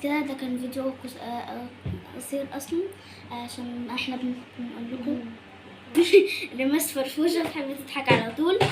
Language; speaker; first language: Arabic; native; Arabic